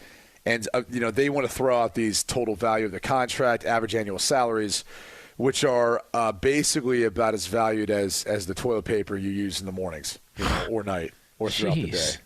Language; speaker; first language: English; native; English